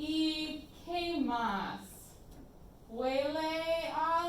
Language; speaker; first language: Spanish; non-native, fluent; English